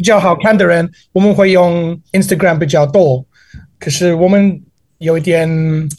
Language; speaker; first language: Chinese; non-native, learner; English